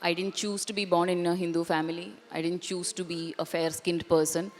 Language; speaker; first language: English; non-native, local second language; Malayalam